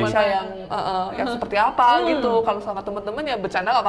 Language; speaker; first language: Indonesian; early bilingual, other home language; Korean